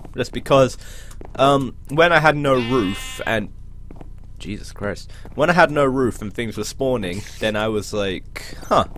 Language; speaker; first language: English; native; English